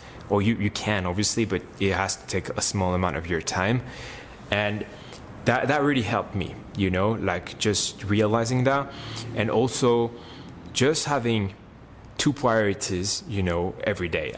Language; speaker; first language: English; non-native, fluent; French